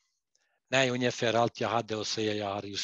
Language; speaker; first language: Swedish; non-native, fluent; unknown